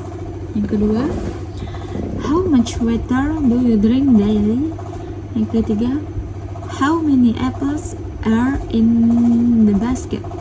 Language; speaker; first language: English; non-native, learner; Indonesian